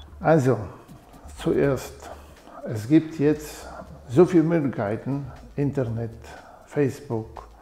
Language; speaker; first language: German; non-native, fluent; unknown